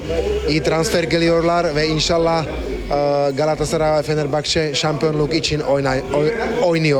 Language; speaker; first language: Turkish; non-native, learner; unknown